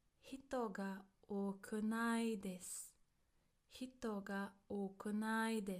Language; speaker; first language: Japanese; non-native, fluent; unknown